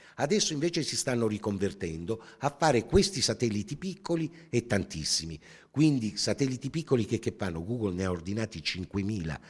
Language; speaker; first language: Italian; native; Italian